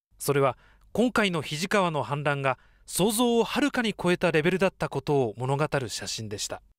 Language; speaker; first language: Japanese; native; Japanese